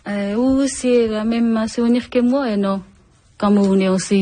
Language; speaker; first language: French; non-native, learner; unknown